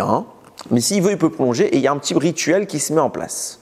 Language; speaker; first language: French; native; French